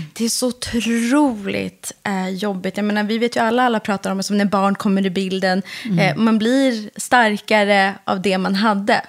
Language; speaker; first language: Swedish; early bilingual, other home language; Persian